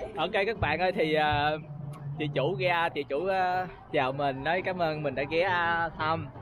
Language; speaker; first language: Vietnamese; native; Vietnamese